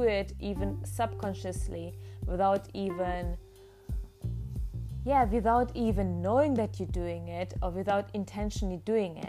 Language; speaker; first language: English; non-native, fluent; German